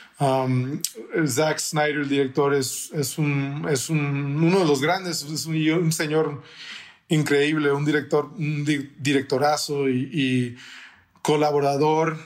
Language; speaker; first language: Spanish; early bilingual, heritage; Spanish